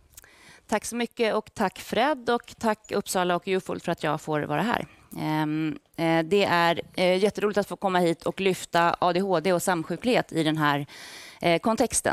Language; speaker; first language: Swedish; native; Swedish